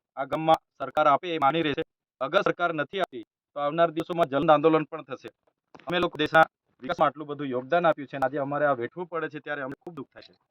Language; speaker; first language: Gujarati; non-native, local second language; Bhili